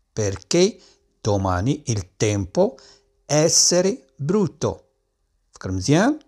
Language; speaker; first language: Italian; non-native, fluent; Arabic